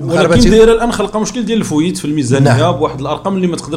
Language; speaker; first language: Arabic; native; Arabic